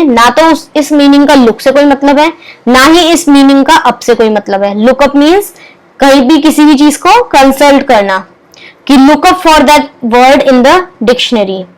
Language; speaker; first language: Hindi; native; Hindi